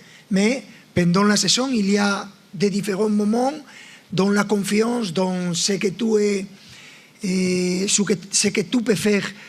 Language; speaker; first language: French; non-native, fluent; Spanish